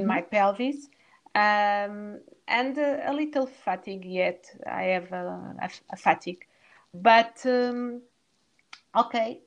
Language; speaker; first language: English; non-native, learner; Portuguese